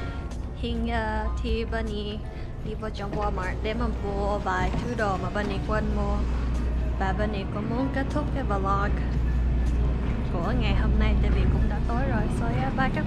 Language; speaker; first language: Vietnamese; early bilingual, heritage; Vietnamese